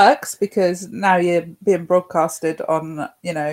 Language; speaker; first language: English; native; English